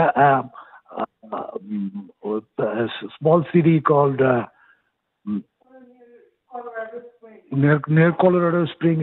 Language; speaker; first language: English; non-native, local second language; Bangla